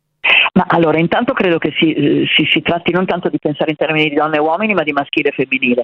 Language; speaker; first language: Italian; native; Italian